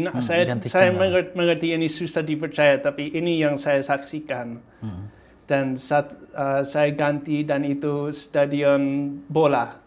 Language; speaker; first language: Indonesian; non-native, fluent; English